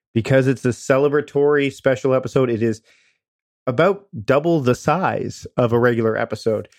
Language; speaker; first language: English; native; English